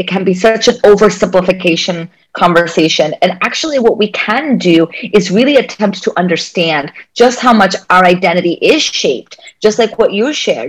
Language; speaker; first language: English; native; English